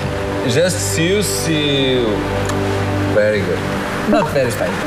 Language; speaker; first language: English; non-native, learner; Portuguese